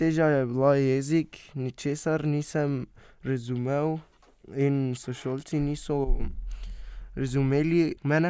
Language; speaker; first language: Slovenian; non-native, learner; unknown